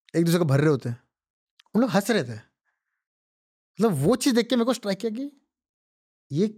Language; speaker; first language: Hindi; non-native, local second language; Odia